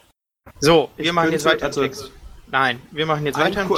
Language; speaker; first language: German; native; German